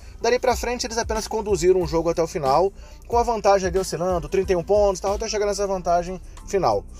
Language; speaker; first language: Portuguese; native; Portuguese